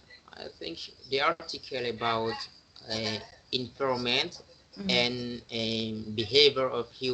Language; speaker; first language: English; non-native, learner; Indonesian